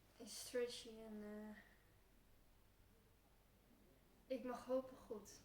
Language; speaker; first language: Dutch; early bilingual, heritage; Turkish